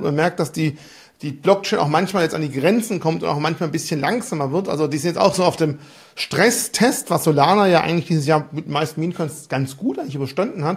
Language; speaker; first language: German; native; German